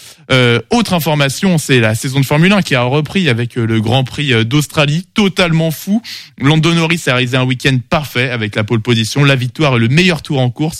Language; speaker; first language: French; native; French